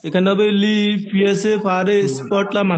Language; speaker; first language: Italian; non-native, learner; Bangla